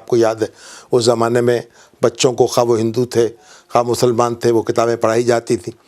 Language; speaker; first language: Urdu; non-native, local second language; Punjabi